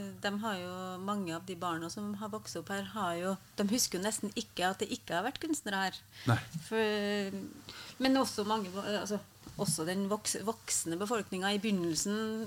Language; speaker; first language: Norwegian; native; Norwegian